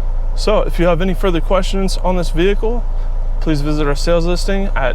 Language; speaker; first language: English; native; English